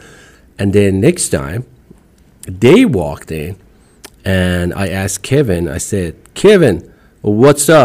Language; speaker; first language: English; non-native, fluent; Persian